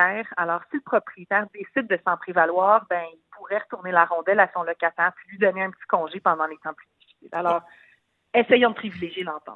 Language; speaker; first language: French; native; French